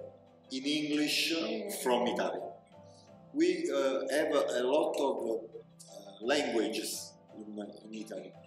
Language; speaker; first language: English; non-native, learner; Italian